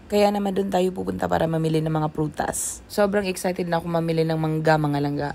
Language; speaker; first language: Filipino; non-native, local second language; Cebuano